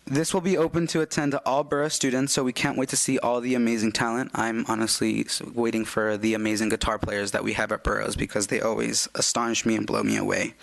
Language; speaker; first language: English; early bilingual, other home language; Spanish